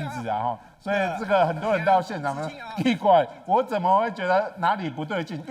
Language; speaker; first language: Chinese; native; Chinese